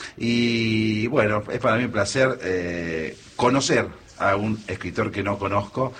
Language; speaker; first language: Spanish; native; Spanish